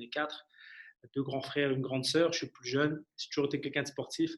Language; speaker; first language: French; early bilingual, other home language; Arabic